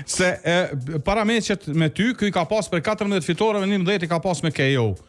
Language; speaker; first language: Albanian; native; Albanian